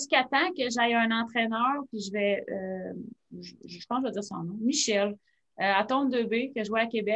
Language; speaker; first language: French; native; French